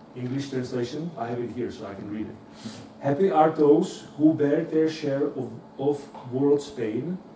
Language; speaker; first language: English; non-native, fluent; Czech